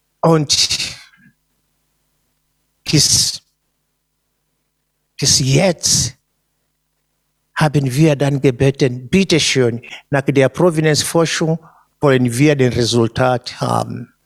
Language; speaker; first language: German; non-native, fluent; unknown